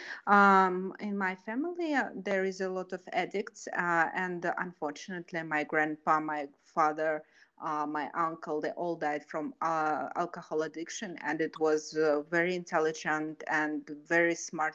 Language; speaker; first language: English; non-native, fluent; Kazakh